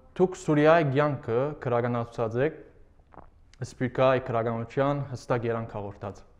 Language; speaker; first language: Armenian; early bilingual, heritage; Armenian